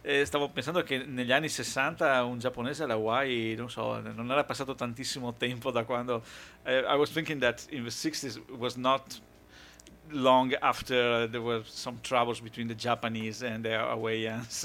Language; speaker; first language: English; non-native, fluent; Italian